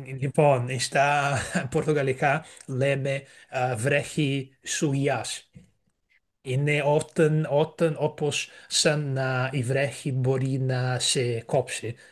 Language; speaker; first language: Greek; non-native, fluent; Portuguese